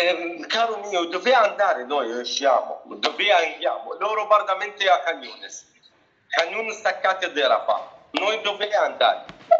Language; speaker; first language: Italian; non-native, learner; Arabic